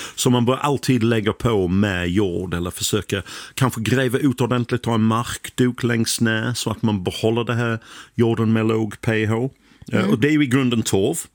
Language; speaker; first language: Swedish; non-native, fluent; English